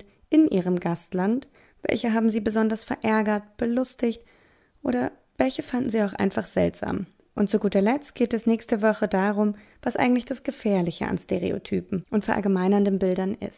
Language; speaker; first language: German; native; German